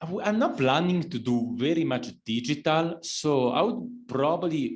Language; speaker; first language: English; non-native, fluent; Italian